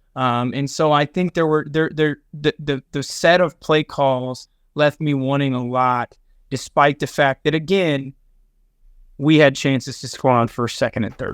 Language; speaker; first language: English; native; English